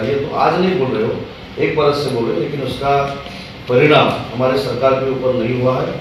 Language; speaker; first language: Hindi; non-native, local second language; Marathi